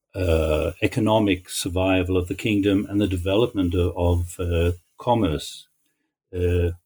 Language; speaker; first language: English; native; English